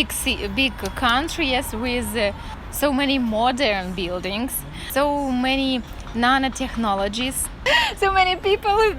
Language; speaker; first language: English; non-native, learner; Russian